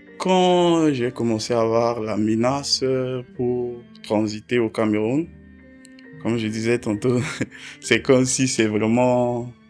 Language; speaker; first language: French; non-native, local second language; Sango